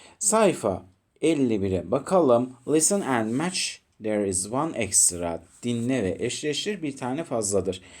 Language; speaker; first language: Turkish; native; Turkish